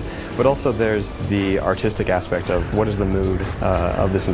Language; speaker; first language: English; native; English